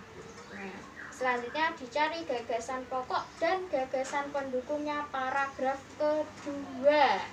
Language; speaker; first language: Indonesian; native; Indonesian